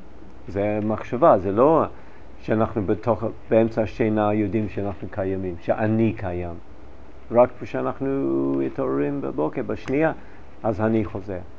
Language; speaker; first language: Hebrew; non-native, fluent; English